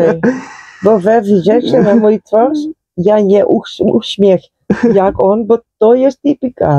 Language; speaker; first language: Polish; non-native, learner; Dutch